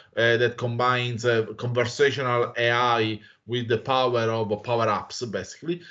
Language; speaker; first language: English; non-native, fluent; Italian